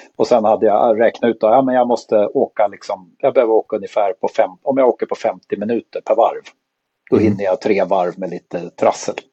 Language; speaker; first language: Swedish; native; Swedish